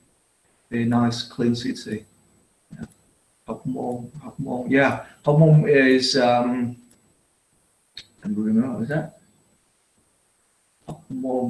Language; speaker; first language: English; non-native, fluent; Vietnamese